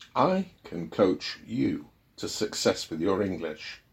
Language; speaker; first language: English; native; English